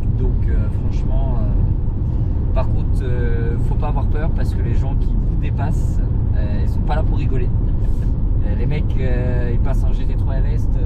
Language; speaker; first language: French; native; French